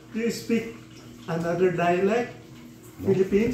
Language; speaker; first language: English; non-native, local second language; Filipino